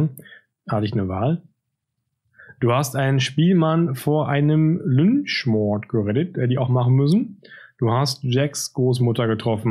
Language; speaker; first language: German; native; German